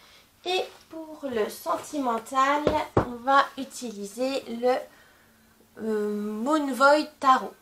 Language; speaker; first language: French; native; French